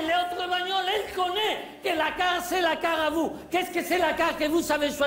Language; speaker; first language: French; non-native, learner; Spanish